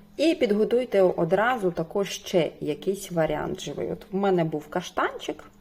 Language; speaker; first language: Ukrainian; non-native, local second language; Russian